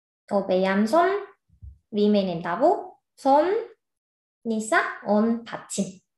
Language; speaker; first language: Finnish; non-native, fluent; Korean